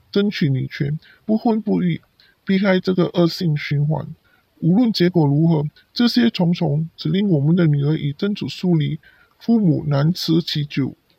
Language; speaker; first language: Chinese; non-native, local second language; Cantonese